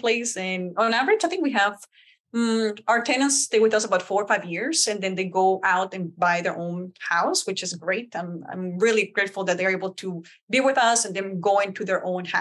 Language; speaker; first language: English; early bilingual, other home language; Spanish